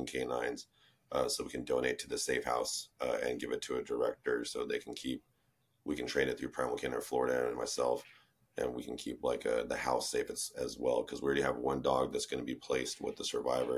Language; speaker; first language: English; native; English